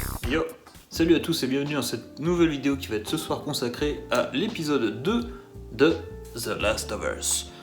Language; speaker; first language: French; native; French